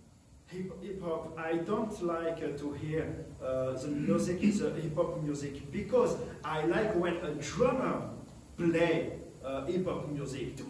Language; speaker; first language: English; non-native, learner; French